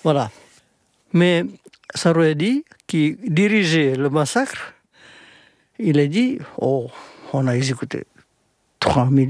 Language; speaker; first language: French; non-native, fluent; Indonesian